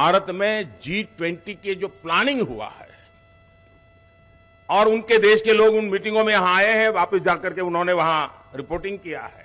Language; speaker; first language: Hindi; non-native, local second language; Gujarati